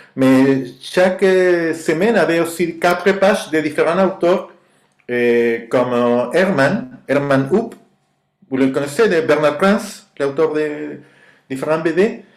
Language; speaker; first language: French; non-native, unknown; Spanish